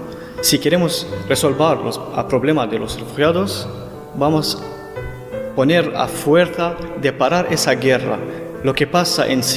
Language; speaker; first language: Spanish; non-native, learner; Kurdish